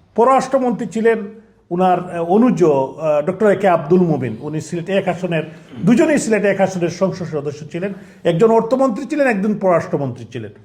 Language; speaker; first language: Bangla; native; Bangla